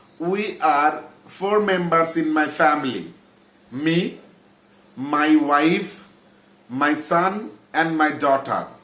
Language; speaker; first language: English; non-native, local second language; Bangla